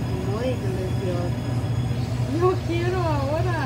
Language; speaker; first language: Spanish; non-native, learner; English